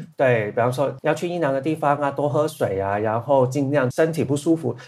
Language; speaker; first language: Chinese; non-native, local second language; Cantonese